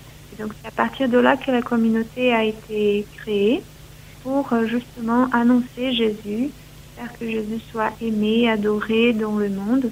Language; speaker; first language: French; non-native, fluent; Portuguese